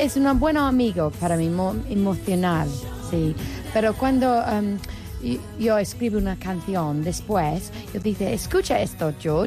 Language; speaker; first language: Spanish; non-native, learner; English